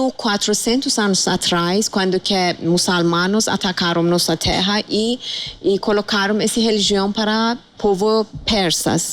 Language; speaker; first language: Portuguese; non-native, fluent; Persian